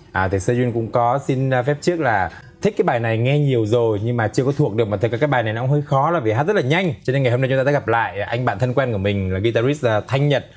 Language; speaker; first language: Vietnamese; native; Vietnamese